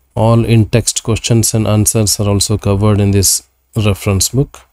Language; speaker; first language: English; non-native, local second language; Kannada